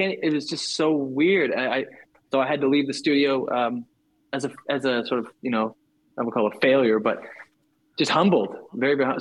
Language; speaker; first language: English; native; English